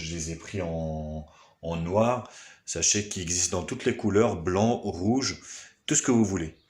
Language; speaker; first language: French; native; French